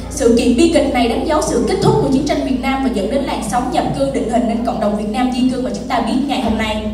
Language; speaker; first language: Vietnamese; early bilingual, heritage; Vietnamese